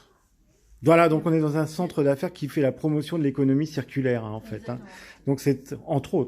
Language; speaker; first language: French; native; French